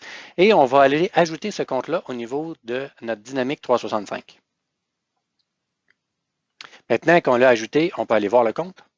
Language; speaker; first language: French; native; French